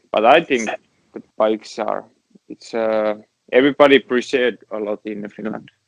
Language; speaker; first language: English; non-native, learner; Finnish